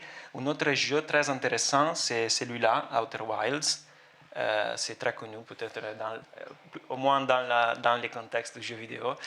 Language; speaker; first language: French; non-native, fluent; Italian